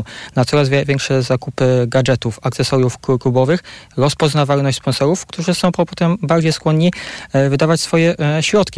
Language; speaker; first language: Polish; native; Polish